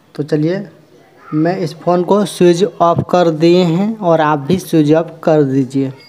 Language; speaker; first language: Hindi; native; Hindi